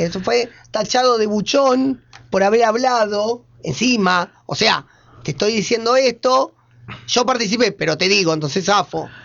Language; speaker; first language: Spanish; native; Spanish